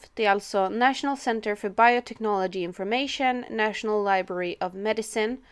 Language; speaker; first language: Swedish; native; Swedish